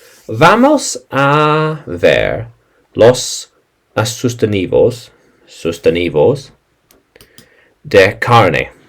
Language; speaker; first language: Spanish; non-native, learner; English